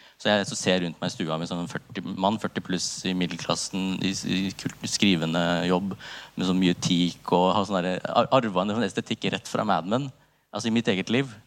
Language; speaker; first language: Norwegian; early bilingual, other home language; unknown